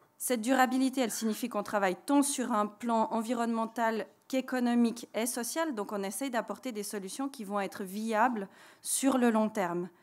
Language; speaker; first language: French; native; French